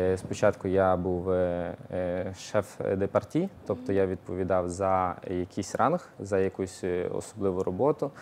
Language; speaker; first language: Ukrainian; native; Ukrainian